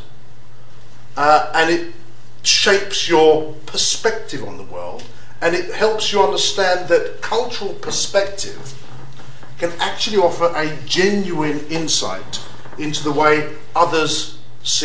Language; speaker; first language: English; native; English